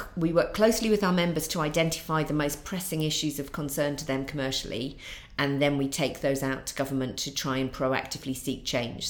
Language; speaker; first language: English; native; English